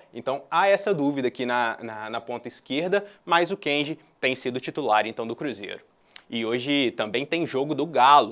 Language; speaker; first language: Portuguese; native; Portuguese